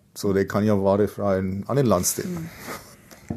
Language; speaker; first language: Norwegian; non-native, fluent; German